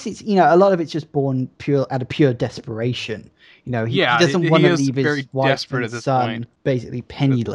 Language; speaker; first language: English; native; English